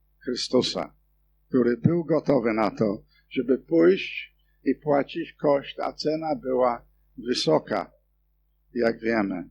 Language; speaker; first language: Polish; non-native, fluent; English